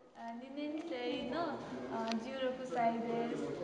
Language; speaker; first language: Japanese; non-native, learner; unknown